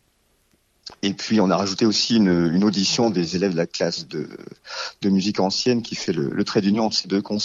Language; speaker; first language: French; native; French